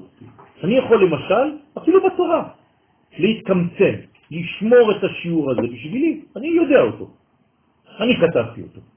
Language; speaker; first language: Hebrew; non-native, fluent; French